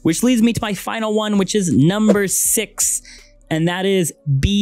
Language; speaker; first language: English; native; English